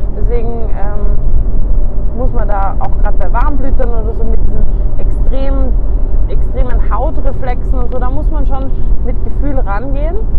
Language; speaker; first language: German; native; German